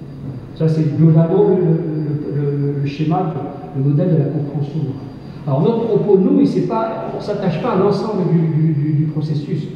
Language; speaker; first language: French; native; French